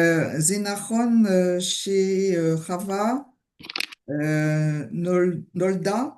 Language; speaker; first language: Hebrew; non-native, learner; French